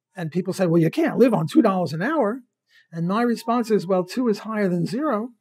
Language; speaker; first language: English; native; English